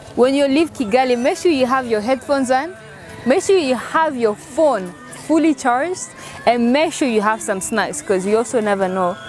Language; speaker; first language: English; non-native, local second language; Kinyarwanda